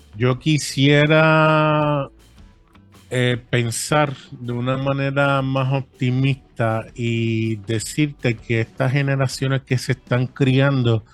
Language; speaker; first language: Spanish; early bilingual, heritage; Spanish